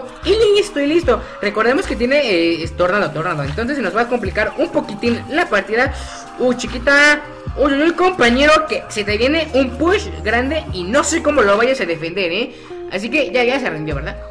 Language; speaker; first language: Spanish; native; Spanish